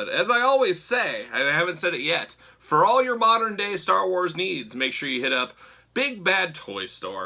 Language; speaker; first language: English; native; English